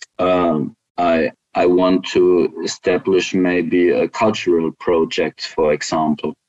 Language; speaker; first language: English; non-native, fluent; German